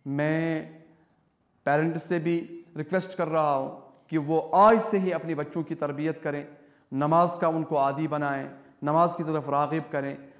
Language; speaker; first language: Hindi; non-native, local second language; Kashmiri